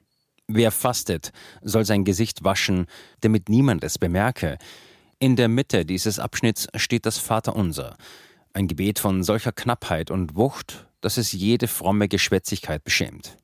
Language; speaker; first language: German; native; German